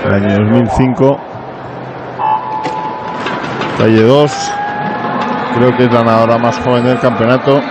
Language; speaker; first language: Spanish; native; Spanish